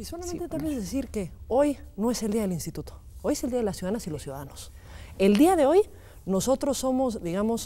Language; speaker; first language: Spanish; native; Spanish